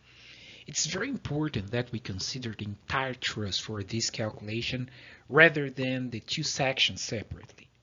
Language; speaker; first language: English; non-native, fluent; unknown